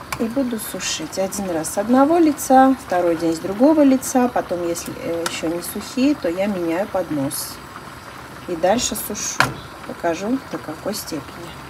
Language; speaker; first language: Russian; non-native, local second language; Armenian